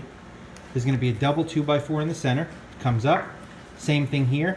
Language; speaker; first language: English; native; English